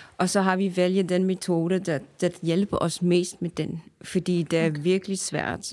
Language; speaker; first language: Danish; non-native, fluent; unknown